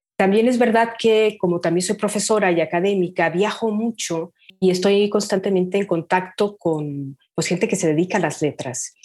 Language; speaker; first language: Spanish; native; Spanish